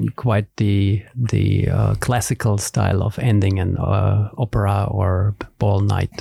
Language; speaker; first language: English; non-native, fluent; German